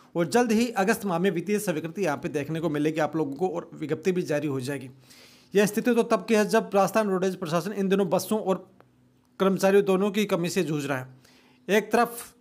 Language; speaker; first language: Hindi; native; Hindi